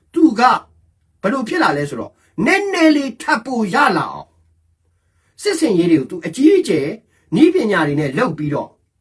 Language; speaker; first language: Burmese; native; Burmese